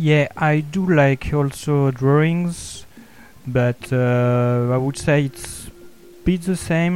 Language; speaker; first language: English; non-native, learner; French